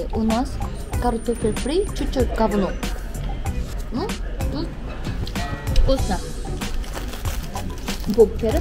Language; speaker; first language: Russian; non-native, learner; Korean